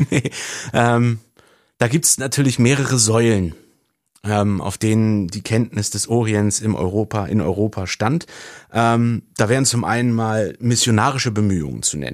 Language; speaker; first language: German; native; German